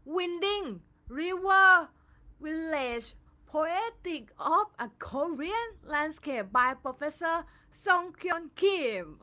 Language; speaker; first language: English; non-native, learner; Thai